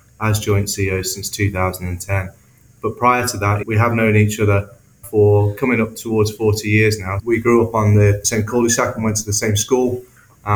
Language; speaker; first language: English; native; English